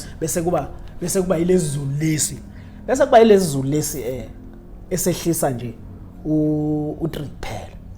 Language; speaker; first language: Zulu; native; Zulu